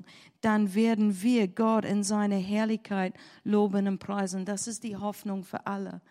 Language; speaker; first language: German; non-native, learner; English